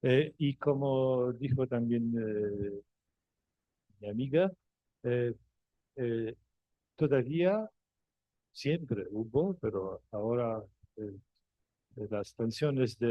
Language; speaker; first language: Spanish; non-native, fluent; Polish